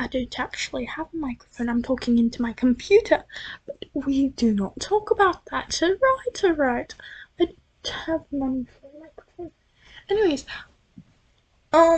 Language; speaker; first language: English; native; English